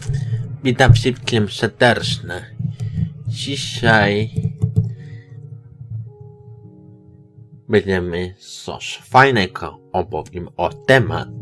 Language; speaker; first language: Polish; non-native, learner; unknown